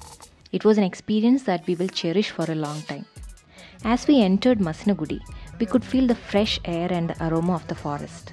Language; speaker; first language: English; non-native, local second language; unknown